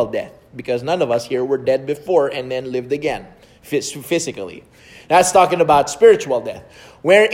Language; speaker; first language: English; non-native, local second language; Filipino